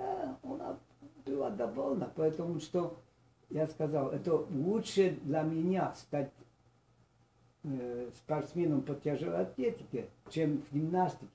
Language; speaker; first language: Russian; non-native, learner; Polish